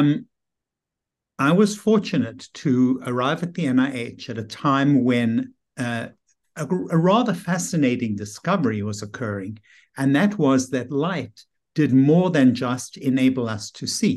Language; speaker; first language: English; native; English